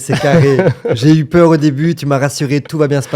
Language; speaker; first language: French; native; French